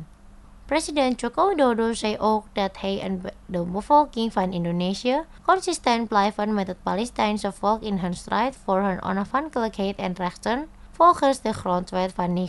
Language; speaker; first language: Dutch; non-native, fluent; Indonesian